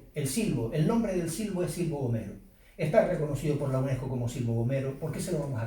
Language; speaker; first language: Spanish; native; Spanish